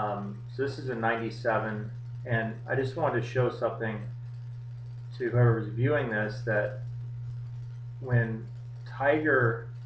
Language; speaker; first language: English; native; English